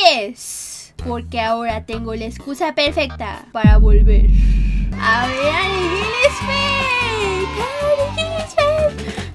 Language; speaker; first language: Spanish; native; Spanish